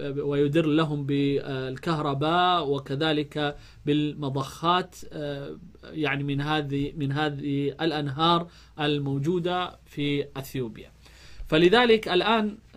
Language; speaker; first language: Arabic; non-native, fluent; Amharic